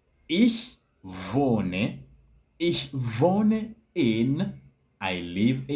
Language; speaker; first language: German; non-native, learner; English